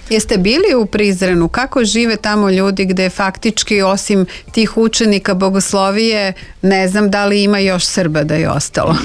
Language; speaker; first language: Serbian; native; Serbian